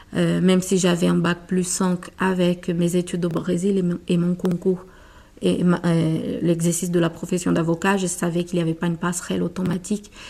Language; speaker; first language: French; non-native, fluent; Portuguese